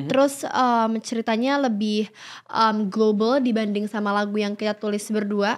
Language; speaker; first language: Indonesian; early bilingual, heritage; Indonesian